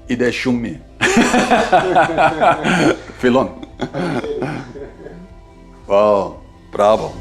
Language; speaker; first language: Albanian; non-native, learner; English